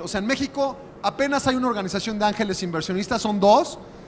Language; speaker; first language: Spanish; native; Spanish